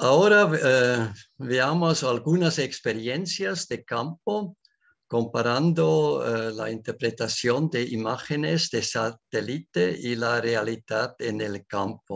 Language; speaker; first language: Spanish; non-native, learner; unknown